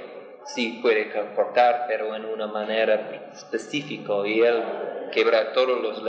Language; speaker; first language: Spanish; non-native, learner; English